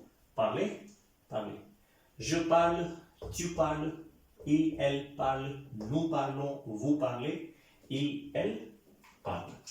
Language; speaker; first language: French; non-native, fluent; Hindi